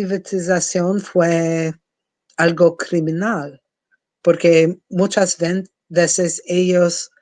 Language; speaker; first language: Spanish; non-native, fluent; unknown